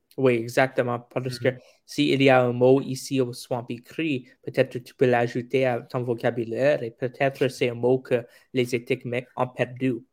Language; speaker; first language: French; non-native, local second language; English